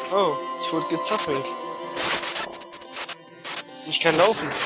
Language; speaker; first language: German; native; German